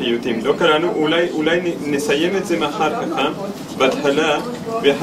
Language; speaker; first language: Hebrew; non-native, fluent; English